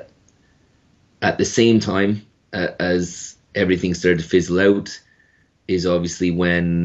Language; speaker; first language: English; native; English